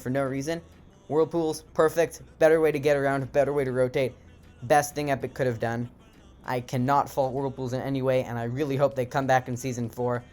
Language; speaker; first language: English; native; English